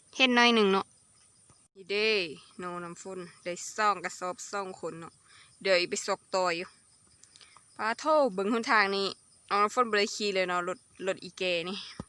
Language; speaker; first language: Thai; native; Thai